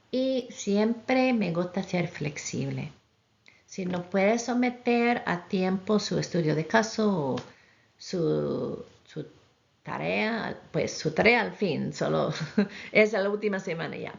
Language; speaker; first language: Spanish; non-native, fluent; English